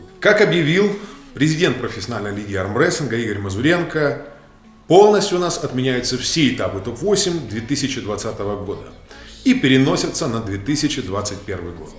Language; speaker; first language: Russian; native; Russian